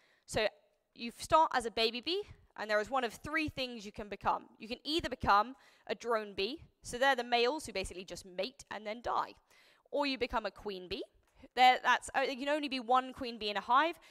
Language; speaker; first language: English; native; English